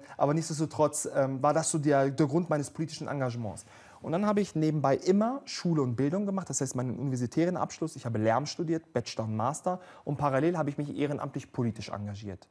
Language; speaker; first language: German; early bilingual, other home language; Bosnian